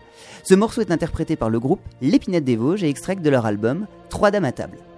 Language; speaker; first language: French; native; French